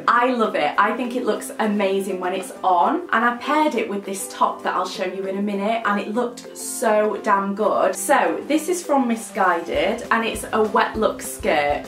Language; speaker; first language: English; native; English